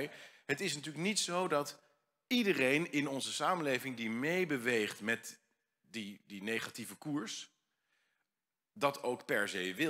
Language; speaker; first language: Dutch; native; Dutch